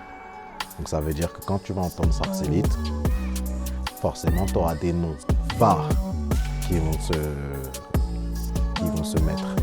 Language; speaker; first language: French; native; French